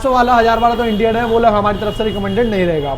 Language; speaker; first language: Hindi; native; Hindi